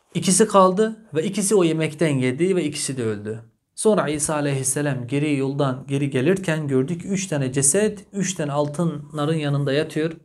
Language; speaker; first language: Turkish; early bilingual, heritage; Turkish